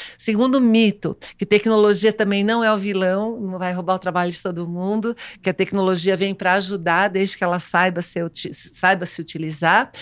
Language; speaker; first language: Portuguese; native; Portuguese